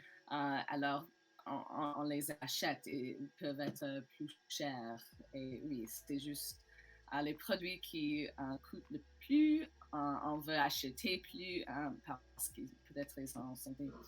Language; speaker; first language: French; non-native, learner; English